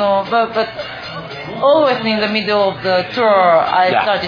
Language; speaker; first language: English; non-native, fluent; Japanese